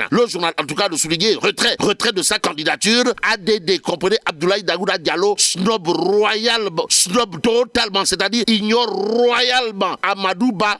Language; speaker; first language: French; non-native, local second language; Wolof